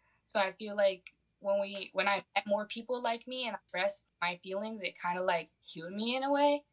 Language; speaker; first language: English; early bilingual, other home language; Portuguese